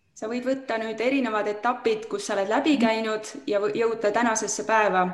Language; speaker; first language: Estonian; native; Estonian